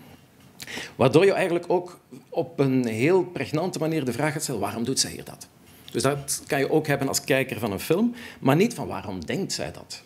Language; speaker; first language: Dutch; native; Dutch